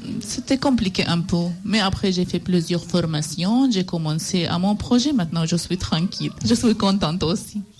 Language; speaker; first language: French; non-native, learner; Arabic